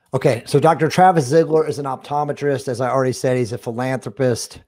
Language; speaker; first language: English; native; English